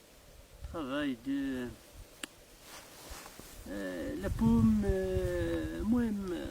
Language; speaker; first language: French; non-native, learner; Arabic